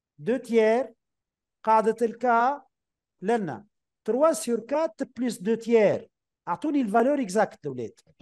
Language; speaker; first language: French; non-native, local second language; Arabic